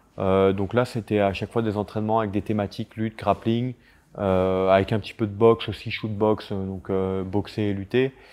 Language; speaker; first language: French; native; French